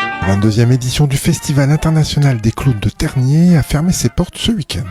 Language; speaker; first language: French; native; French